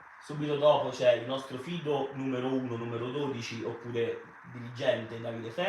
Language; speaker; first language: Italian; native; Italian